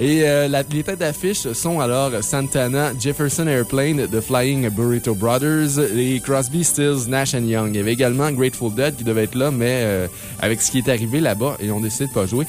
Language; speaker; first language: French; native; French